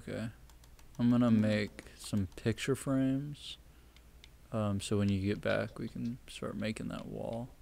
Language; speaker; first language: English; native; English